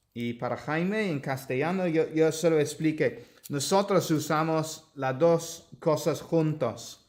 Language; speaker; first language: Spanish; non-native, learner; English